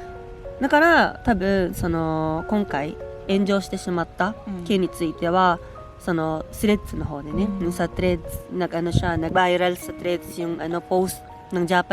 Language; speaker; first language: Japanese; early bilingual, other home language; Filipino